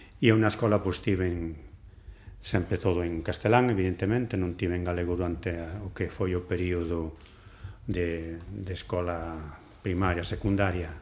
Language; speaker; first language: Galician; non-native, local second language; Spanish